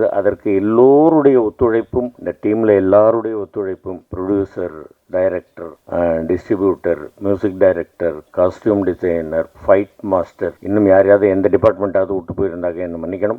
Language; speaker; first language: Tamil; native; Tamil